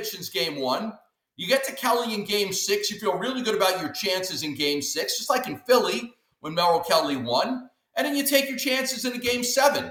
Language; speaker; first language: English; native; English